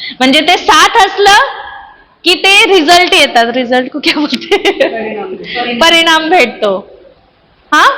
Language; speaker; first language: Marathi; non-native, local second language; Hindi